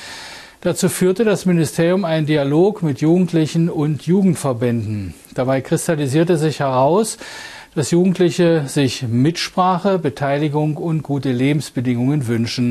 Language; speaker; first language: German; native; German